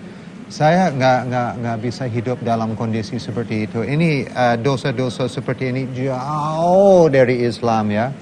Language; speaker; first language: Indonesian; non-native, learner; English